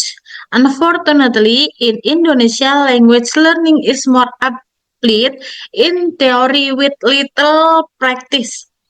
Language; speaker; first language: English; non-native, learner; Indonesian